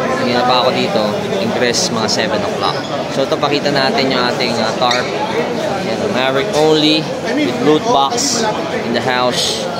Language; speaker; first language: Filipino; native; Filipino